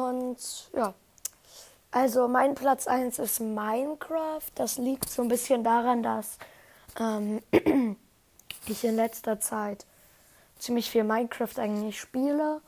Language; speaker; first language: German; native; German